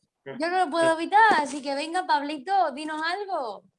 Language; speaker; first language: Spanish; native; Spanish